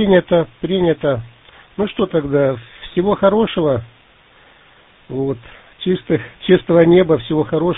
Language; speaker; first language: Russian; native; Russian